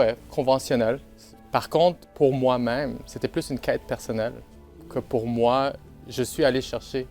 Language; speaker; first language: French; native; French